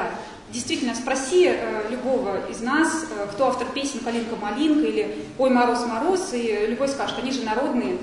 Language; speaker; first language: Russian; native; Russian